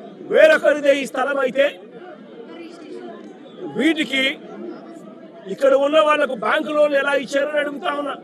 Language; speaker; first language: Telugu; native; Telugu